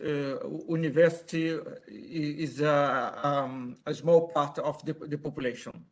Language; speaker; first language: English; non-native, learner; Portuguese